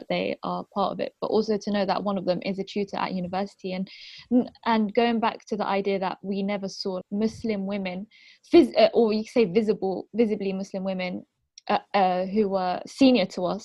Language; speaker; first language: English; non-native, local second language; Arabic